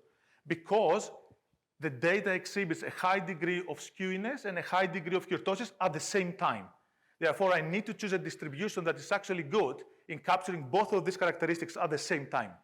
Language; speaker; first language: English; non-native, fluent; Greek